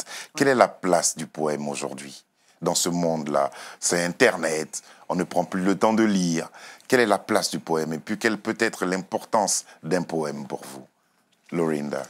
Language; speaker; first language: French; native; French